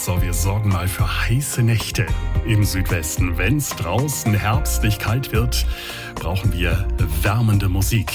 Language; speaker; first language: German; native; German